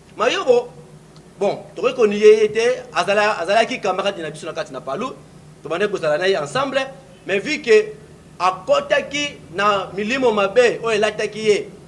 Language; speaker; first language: Lingala; non-native, local second language; Kongo